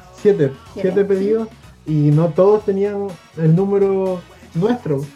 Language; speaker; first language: Spanish; native; Spanish